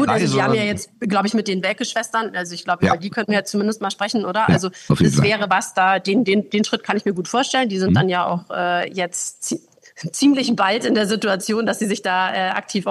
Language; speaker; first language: German; native; German